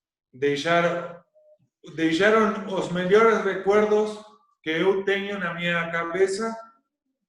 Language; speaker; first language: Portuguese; non-native, learner; Spanish